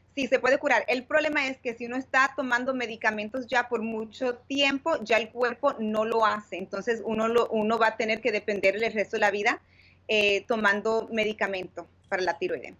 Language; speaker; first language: Spanish; early bilingual, heritage; Spanish